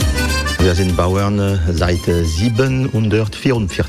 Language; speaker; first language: German; non-native, learner; French